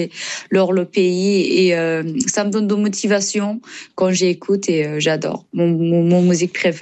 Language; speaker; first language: French; non-native, learner; Persian